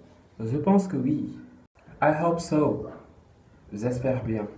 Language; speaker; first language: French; non-native, local second language; Wolof